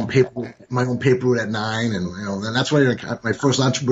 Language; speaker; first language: English; native; English